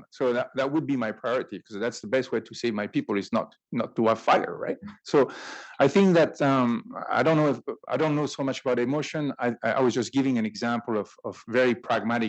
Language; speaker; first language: English; non-native, fluent; French